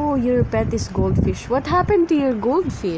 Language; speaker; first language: English; non-native, local second language; Filipino